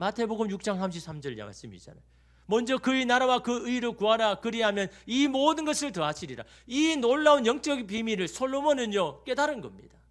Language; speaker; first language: Korean; native; Korean